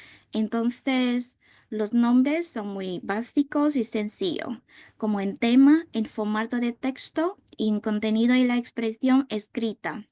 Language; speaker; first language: Spanish; non-native, fluent; Vietnamese